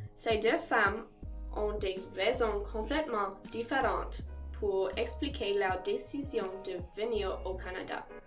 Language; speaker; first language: French; non-native, local second language; English